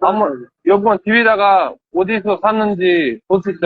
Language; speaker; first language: Korean; non-native, learner; Uzbek